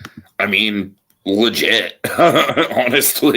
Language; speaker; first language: English; native; English